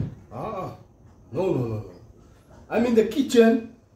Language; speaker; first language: English; non-native, local second language; Afrikaans